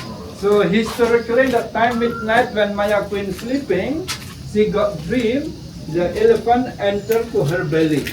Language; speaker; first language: English; non-native, learner; Indonesian